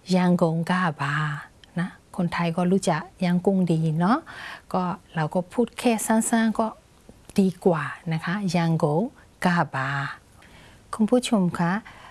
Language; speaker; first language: Thai; native; Thai